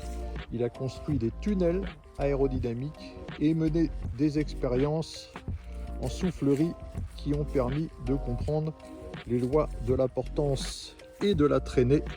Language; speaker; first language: French; native; French